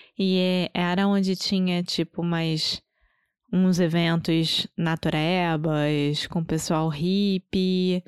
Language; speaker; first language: Portuguese; native; Portuguese